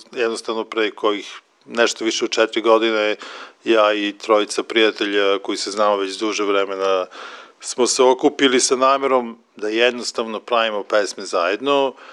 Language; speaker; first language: Serbian; native; Serbian